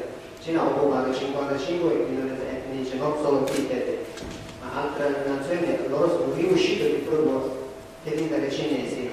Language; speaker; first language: Italian; non-native, learner; Tibetan